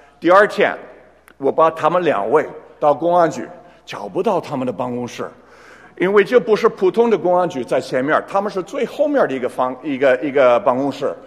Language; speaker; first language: Chinese; non-native, fluent; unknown